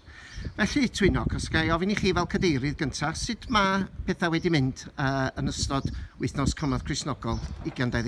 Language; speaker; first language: Welsh; native; Welsh